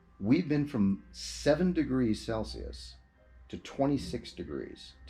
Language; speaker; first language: English; native; English